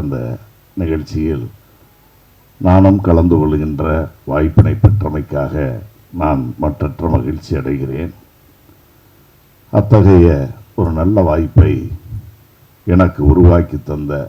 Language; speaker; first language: Tamil; native; Tamil